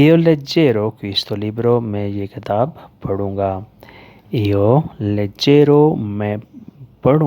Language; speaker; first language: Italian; non-native, learner; Urdu